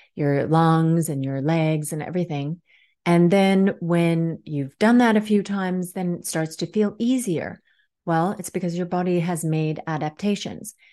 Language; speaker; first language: English; native; English